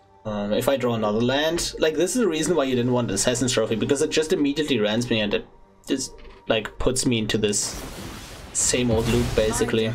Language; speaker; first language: English; non-native, fluent; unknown